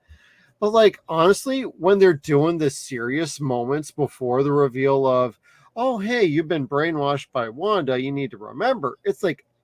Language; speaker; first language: English; native; English